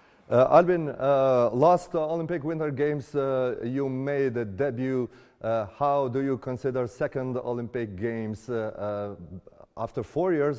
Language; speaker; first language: English; non-native, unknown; Albanian